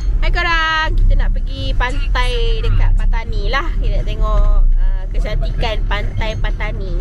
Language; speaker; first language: Malay; native; Malay